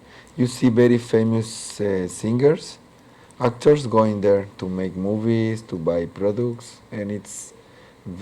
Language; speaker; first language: English; non-native, local second language; Spanish